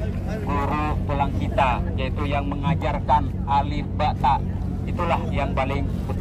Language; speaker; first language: Indonesian; native; Indonesian